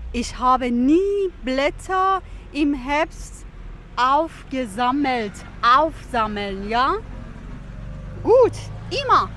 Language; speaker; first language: German; non-native, fluent; Persian